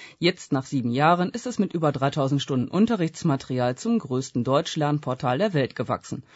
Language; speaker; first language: German; native; German